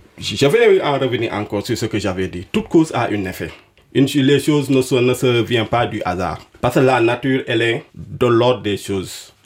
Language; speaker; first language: French; non-native, local second language; Wolof